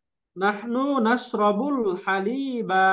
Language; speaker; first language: Arabic; non-native, fluent; Bangla